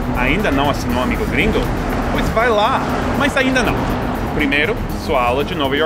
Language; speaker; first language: Portuguese; non-native, fluent; English